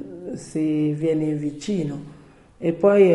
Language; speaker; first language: Italian; non-native, learner; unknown